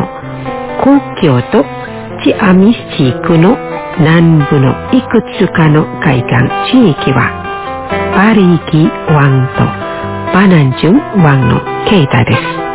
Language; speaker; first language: Japanese; non-native, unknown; Indonesian